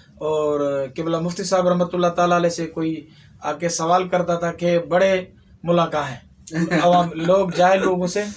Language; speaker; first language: Urdu; non-native, local second language; Sindhi